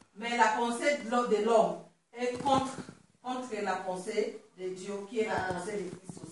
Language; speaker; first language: French; non-native, learner; Swahili